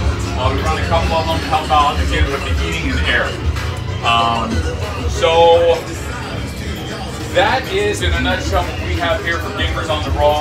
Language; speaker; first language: English; native; English